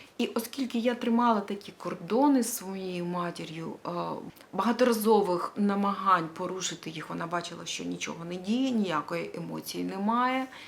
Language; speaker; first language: Ukrainian; non-native, local second language; Russian